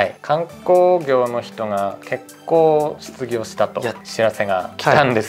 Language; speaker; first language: Japanese; native; Japanese